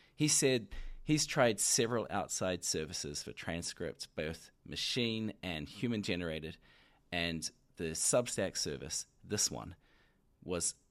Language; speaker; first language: English; native; English